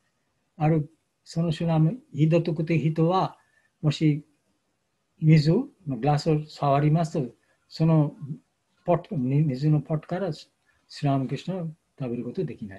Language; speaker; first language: Japanese; non-native, fluent; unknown